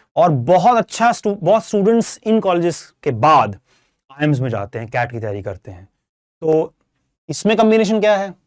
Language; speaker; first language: Hindi; non-native, local second language; Punjabi